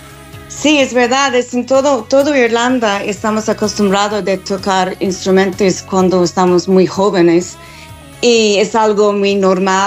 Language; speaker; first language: Spanish; non-native, fluent; English